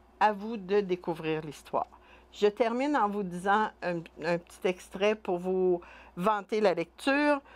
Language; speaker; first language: French; native; French